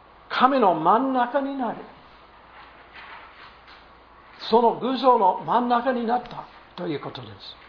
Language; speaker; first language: Japanese; non-native, fluent; English